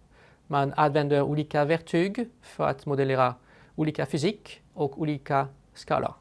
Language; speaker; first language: Swedish; non-native, fluent; French